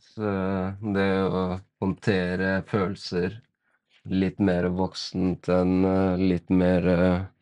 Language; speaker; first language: Norwegian; early bilingual, other home language; Arabic